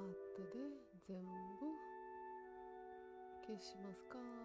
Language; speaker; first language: Japanese; non-native, learner; Russian